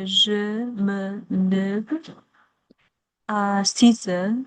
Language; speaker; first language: French; non-native, learner; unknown